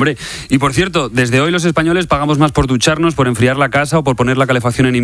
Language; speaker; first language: Spanish; native; Spanish